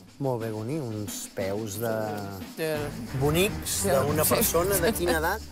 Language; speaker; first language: Catalan; native; Catalan